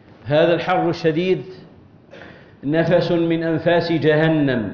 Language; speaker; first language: Arabic; native; Arabic